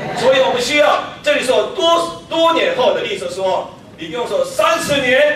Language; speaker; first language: Chinese; non-native, fluent; Korean